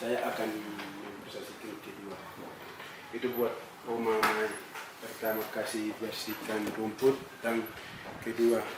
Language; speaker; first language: Indonesian; non-native, local second language; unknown